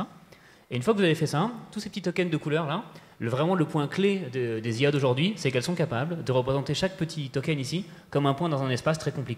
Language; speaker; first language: French; native; French